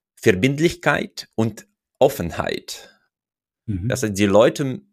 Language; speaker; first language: German; non-native, fluent; Russian